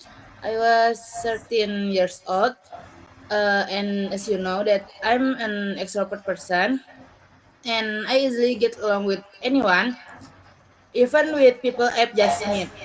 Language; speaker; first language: English; non-native, learner; Indonesian